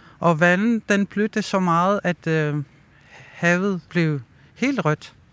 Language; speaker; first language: Danish; non-native, local second language; Kalaallisut